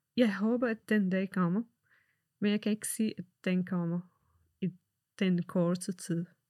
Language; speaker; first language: Danish; non-native, fluent; Arabic